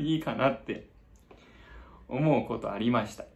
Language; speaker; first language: Japanese; non-native, fluent; Chinese